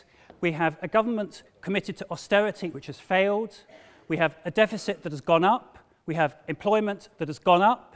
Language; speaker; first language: English; native; English